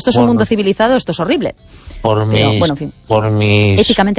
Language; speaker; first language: Spanish; native; Spanish